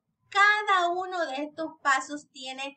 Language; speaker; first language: Spanish; native; Spanish